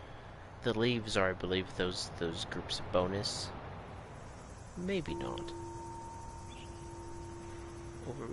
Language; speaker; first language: English; native; English